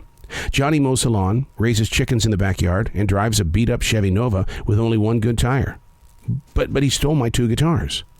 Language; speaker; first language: English; native; English